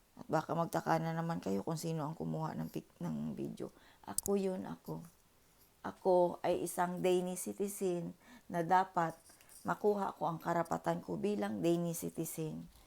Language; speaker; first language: Filipino; early bilingual, heritage; Filipino